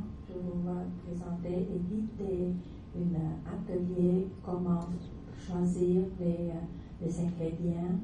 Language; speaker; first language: French; non-native, learner; Vietnamese